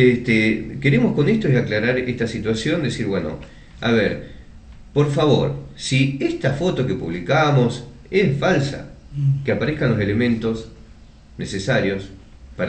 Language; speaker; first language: Spanish; native; Spanish